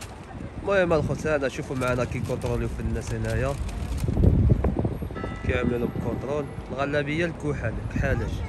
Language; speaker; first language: Arabic; native; Arabic